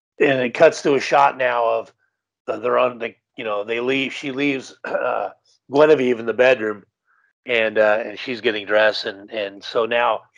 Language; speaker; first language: English; native; English